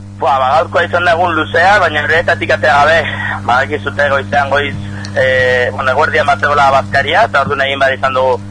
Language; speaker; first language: Basque; native; Basque